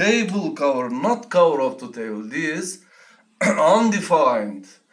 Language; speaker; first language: English; non-native, learner; Turkish